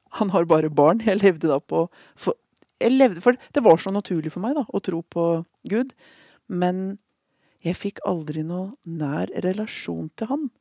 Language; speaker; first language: Norwegian; native; Norwegian